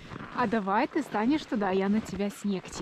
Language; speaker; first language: Russian; native; Russian